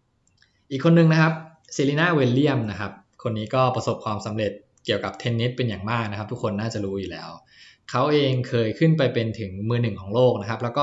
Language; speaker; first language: Thai; native; Thai